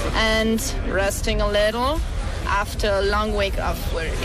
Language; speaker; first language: English; non-native, learner; French